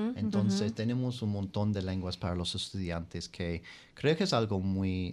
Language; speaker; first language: Spanish; non-native, fluent; English